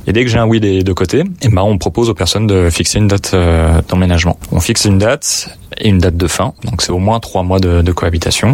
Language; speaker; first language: French; native; French